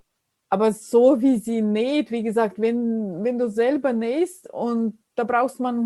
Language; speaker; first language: German; non-native, fluent; Russian